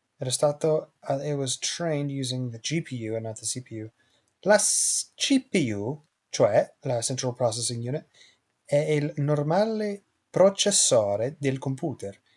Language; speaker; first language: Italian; non-native, learner; English